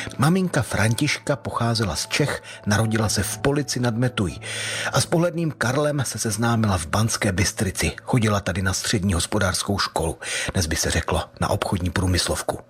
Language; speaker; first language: Czech; native; Czech